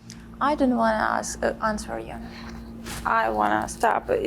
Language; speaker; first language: English; non-native, learner; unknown